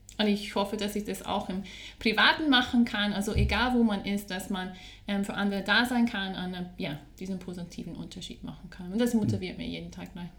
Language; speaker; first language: German; non-native, fluent; English